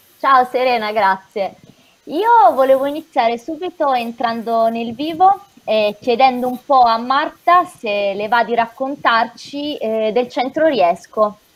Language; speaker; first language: Italian; native; Italian